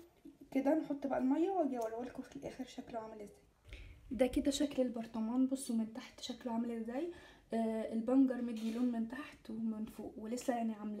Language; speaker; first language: Arabic; native; Arabic